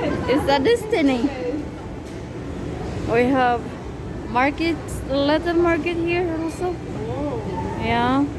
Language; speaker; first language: English; non-native, fluent; Filipino